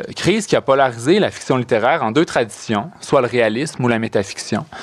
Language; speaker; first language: French; native; French